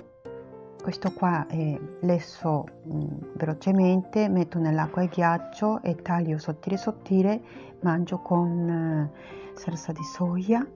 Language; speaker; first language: Italian; non-native, learner; Japanese